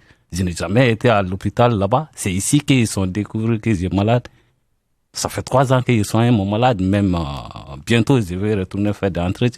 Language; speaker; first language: French; non-native, learner; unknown